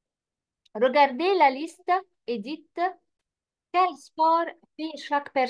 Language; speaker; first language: French; non-native, fluent; Arabic